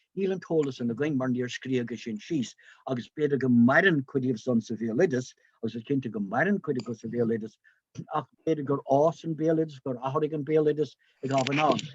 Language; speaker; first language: Irish; non-native, local second language; English